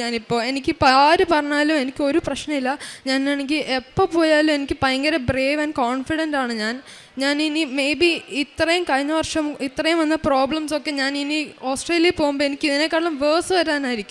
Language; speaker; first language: Malayalam; early bilingual, heritage; Malayalam